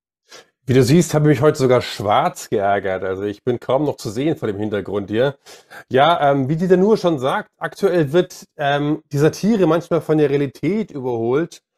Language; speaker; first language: German; native; German